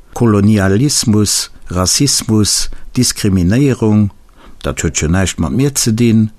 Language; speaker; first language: Luxembourgish; native; Luxembourgish